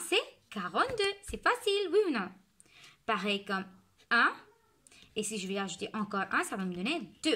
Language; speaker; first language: French; non-native, local second language; Morisyen